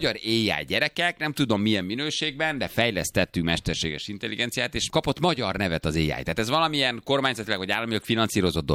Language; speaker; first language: Hungarian; native; Hungarian